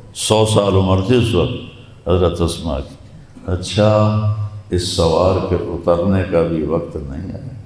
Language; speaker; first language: Urdu; non-native, local second language; Punjabi